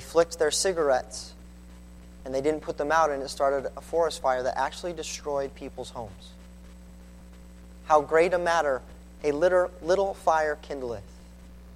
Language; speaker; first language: English; native; English